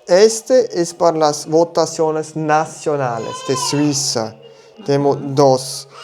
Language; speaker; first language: Spanish; non-native, learner; German